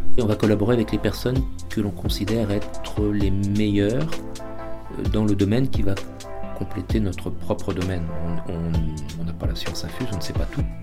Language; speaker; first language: French; native; French